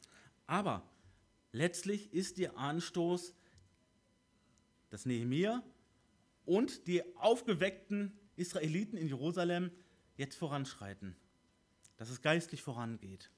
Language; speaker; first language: German; native; German